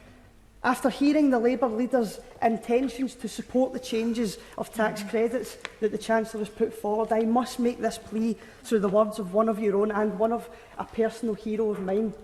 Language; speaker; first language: English; native; English